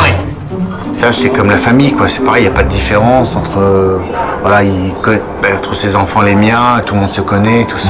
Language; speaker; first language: French; native; French